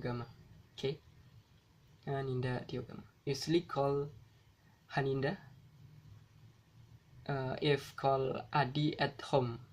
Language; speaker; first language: English; non-native, learner; Indonesian